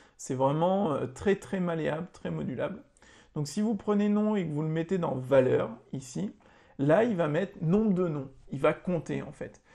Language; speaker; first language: French; native; French